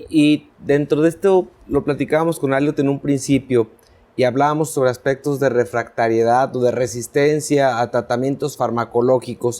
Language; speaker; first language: Spanish; native; Spanish